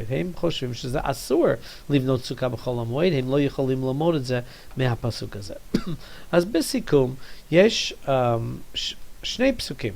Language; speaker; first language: Hebrew; non-native, fluent; English